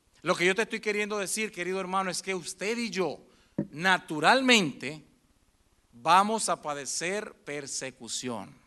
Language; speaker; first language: Spanish; native; Spanish